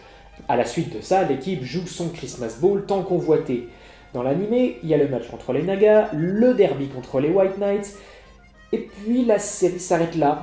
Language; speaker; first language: French; native; French